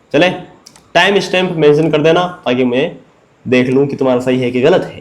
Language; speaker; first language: Hindi; native; Hindi